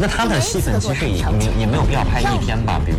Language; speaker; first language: Chinese; native; Chinese